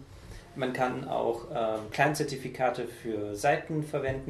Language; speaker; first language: German; native; German